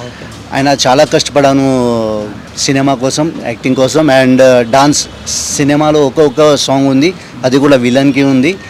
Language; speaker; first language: Telugu; non-native, learner; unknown